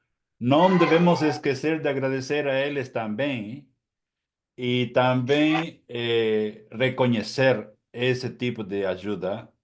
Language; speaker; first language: Portuguese; non-native, fluent; Spanish